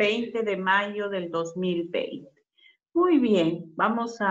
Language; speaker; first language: Spanish; native; Spanish